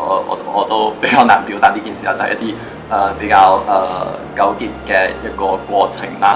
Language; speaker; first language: Cantonese; native; Cantonese